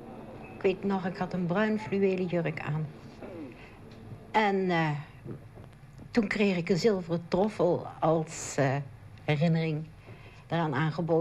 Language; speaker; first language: Dutch; native; Dutch